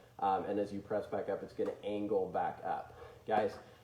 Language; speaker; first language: English; native; English